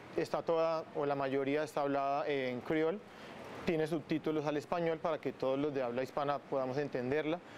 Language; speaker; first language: Spanish; non-native, local second language; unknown